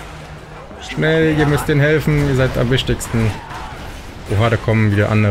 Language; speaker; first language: German; native; German